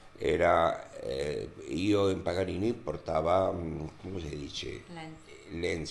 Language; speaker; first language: Italian; non-native, learner; Spanish